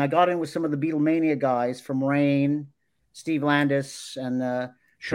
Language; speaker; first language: English; native; English